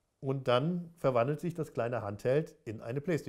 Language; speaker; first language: German; native; German